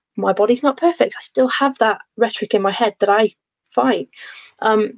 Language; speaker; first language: English; native; English